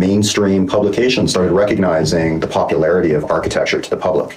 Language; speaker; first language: English; native; English